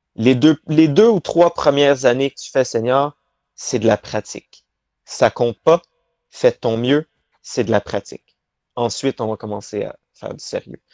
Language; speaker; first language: French; native; French